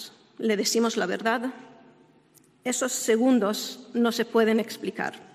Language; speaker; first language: Spanish; non-native, fluent; Hebrew